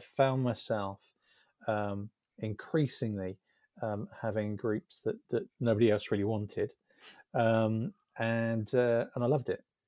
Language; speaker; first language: English; native; English